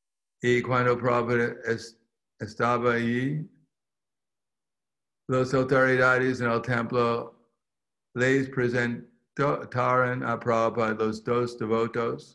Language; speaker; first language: Spanish; non-native, fluent; English